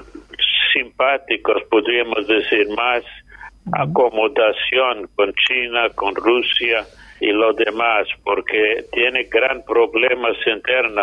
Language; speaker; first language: Spanish; non-native, fluent; English